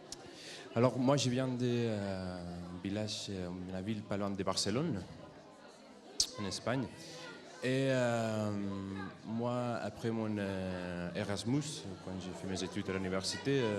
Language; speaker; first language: French; non-native, fluent; Catalan